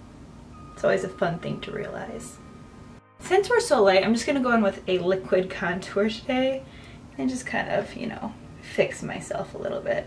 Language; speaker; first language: English; native; English